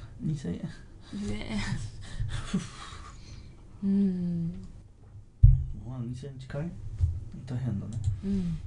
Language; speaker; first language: Japanese; non-native, fluent; French